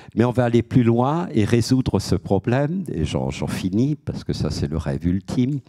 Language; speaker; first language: French; native; French